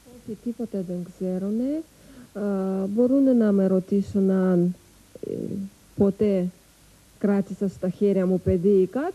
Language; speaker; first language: Greek; non-native, learner; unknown